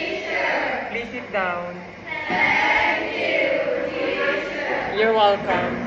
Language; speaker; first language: English; non-native, local second language; Filipino